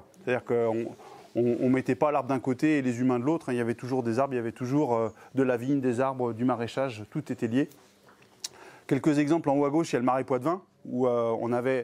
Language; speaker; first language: French; native; French